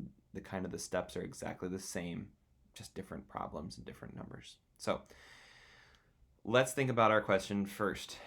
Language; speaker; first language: English; native; English